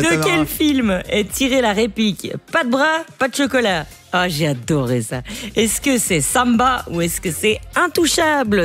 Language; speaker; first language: French; native; French